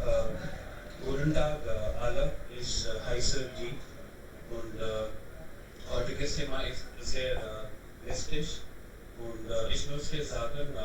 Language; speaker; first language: German; non-native, learner; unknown